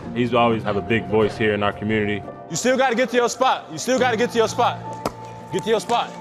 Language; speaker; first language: English; native; English